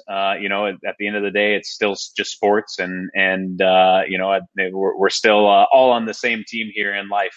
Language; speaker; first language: English; native; English